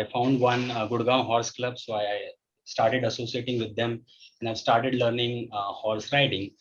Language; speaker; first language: English; non-native, local second language; Hindi